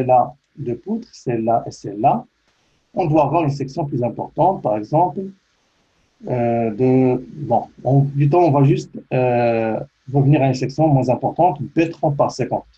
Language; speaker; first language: French; native; French